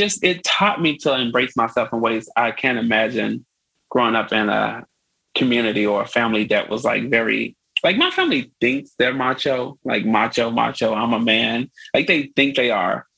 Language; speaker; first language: English; native; English